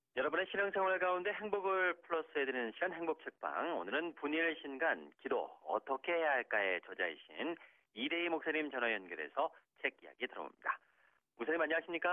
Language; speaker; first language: Korean; native; Korean